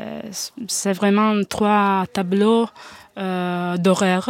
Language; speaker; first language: French; non-native, fluent; Italian